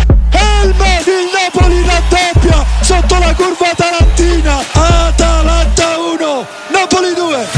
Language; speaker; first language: Italian; native; Italian